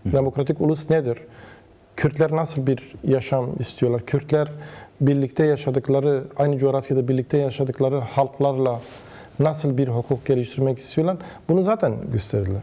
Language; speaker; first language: Turkish; non-native, local second language; Kurdish